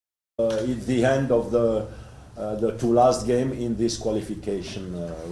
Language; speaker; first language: English; non-native, learner; French